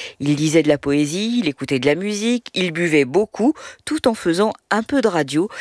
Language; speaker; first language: French; native; French